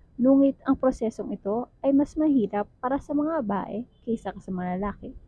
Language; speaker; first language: Filipino; native; Filipino